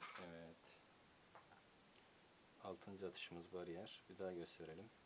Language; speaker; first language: Turkish; native; Turkish